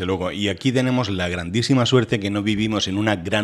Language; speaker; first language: Spanish; native; Spanish